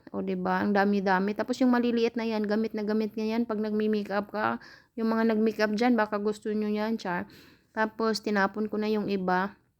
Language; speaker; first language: Filipino; native; Filipino